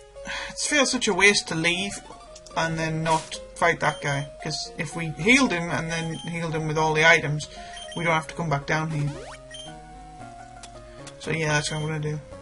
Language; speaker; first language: English; native; English